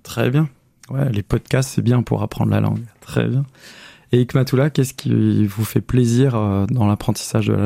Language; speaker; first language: French; native; French